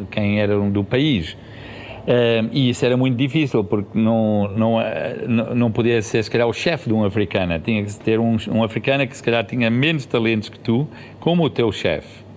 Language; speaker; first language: Portuguese; early bilingual, heritage; Portuguese